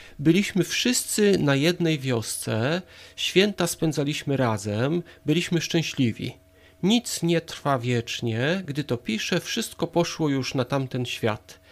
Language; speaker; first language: Polish; native; Polish